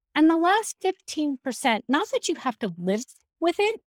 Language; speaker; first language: English; native; English